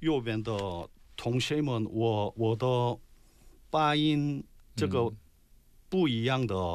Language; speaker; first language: Chinese; non-native, learner; Korean